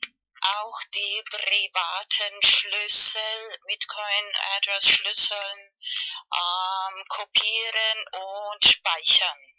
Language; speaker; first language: German; non-native, fluent; Spanish